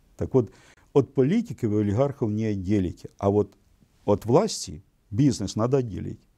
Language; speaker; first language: Russian; non-native, local second language; Ukrainian